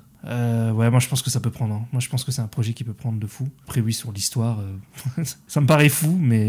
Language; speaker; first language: French; native; French